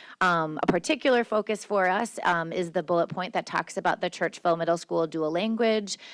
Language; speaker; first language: English; native; English